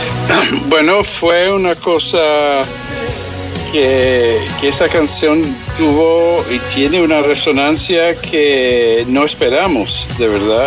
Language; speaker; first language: Spanish; early bilingual, heritage; English